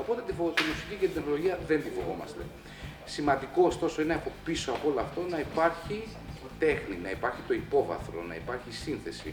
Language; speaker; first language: Greek; native; Greek